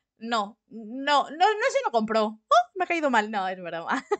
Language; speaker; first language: Spanish; native; Spanish